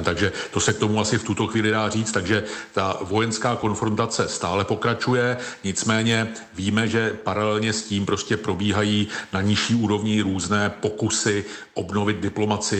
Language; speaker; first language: Czech; native; Czech